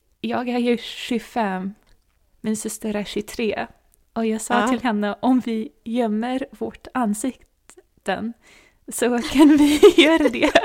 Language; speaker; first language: Swedish; non-native, fluent; English